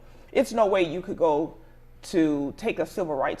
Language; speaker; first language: English; native; English